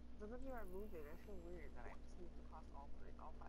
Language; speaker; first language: English; native; English